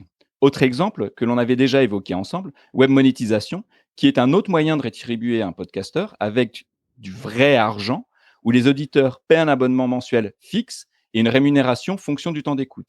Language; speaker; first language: French; native; French